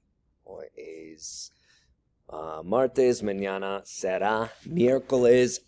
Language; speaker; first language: Spanish; non-native, fluent; English